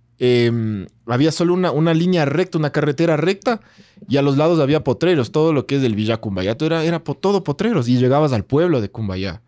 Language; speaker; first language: Spanish; native; Spanish